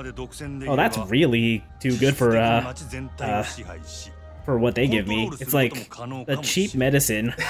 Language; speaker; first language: English; native; English